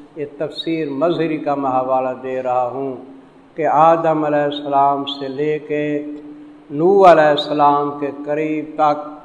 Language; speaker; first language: Urdu; non-native, local second language; Saraiki